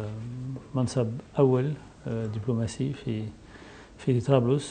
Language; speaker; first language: Arabic; non-native, fluent; French